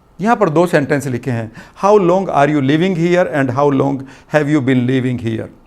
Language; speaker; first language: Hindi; native; Hindi